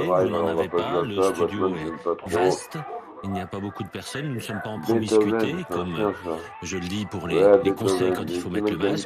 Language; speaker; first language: French; native; French